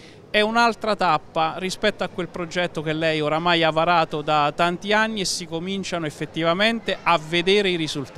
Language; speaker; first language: Italian; native; Italian